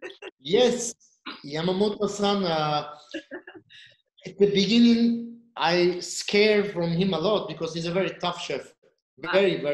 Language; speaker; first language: English; non-native, fluent; Turkish